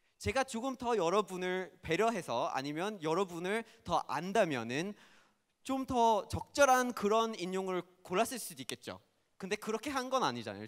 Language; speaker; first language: Korean; non-native, fluent; English